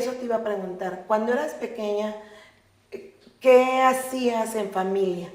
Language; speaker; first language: Spanish; native; Spanish